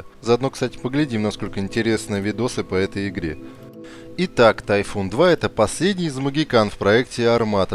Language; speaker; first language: Russian; native; Russian